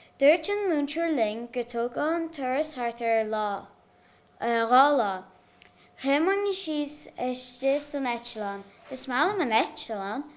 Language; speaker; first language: Irish; native; Irish